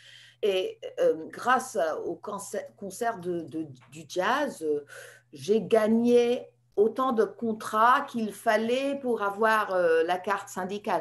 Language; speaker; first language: French; non-native, fluent; English